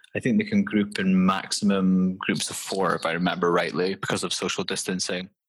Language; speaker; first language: English; native; English